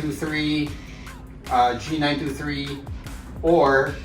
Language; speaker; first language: English; non-native, local second language; Filipino